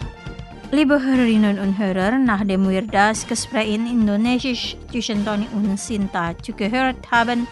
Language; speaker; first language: German; non-native, fluent; Indonesian